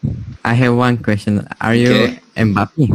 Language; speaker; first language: English; non-native, learner; Slovak